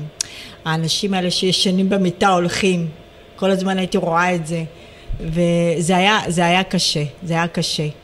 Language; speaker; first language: Hebrew; early bilingual, other home language; Amharic